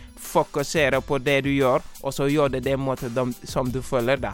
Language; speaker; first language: Norwegian; non-native, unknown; Wolof